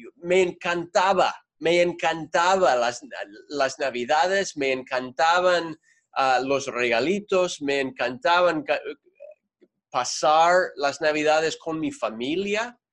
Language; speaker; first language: Spanish; non-native, fluent; English